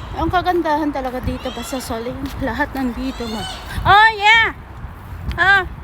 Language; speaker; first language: Filipino; native; Filipino